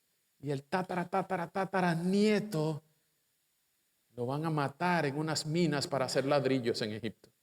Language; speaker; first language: Spanish; native; Spanish